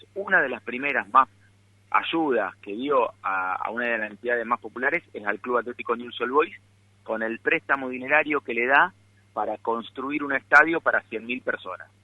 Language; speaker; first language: Spanish; native; Spanish